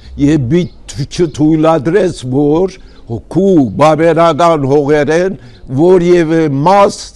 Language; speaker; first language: Armenian; early bilingual, heritage; Armenian